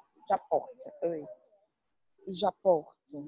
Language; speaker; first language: French; non-native, learner; Portuguese